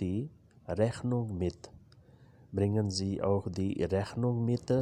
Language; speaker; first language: German; non-native, learner; Urdu